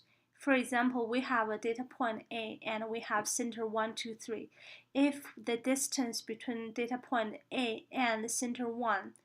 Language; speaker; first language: English; non-native, fluent; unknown